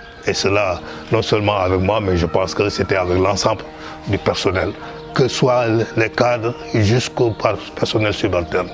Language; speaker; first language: French; non-native, local second language; Wolof